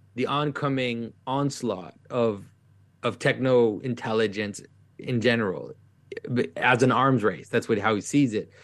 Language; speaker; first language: English; non-native, fluent; French